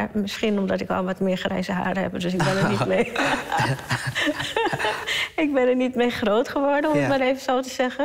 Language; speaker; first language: Dutch; early bilingual, other home language; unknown